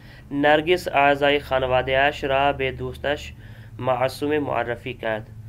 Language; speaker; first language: Persian; non-native, fluent; Urdu